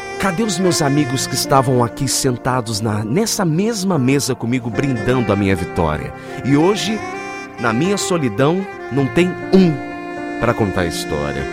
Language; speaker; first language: Portuguese; native; Portuguese